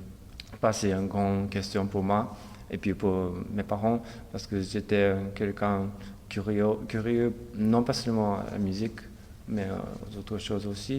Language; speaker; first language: French; non-native, fluent; Japanese